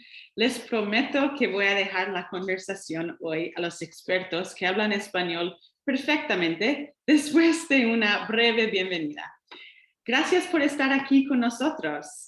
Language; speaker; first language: Spanish; non-native, fluent; English